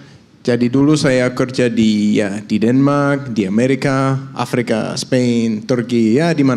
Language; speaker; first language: Indonesian; non-native, fluent; Danish